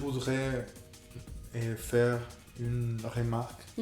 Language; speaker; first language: French; non-native, fluent; Spanish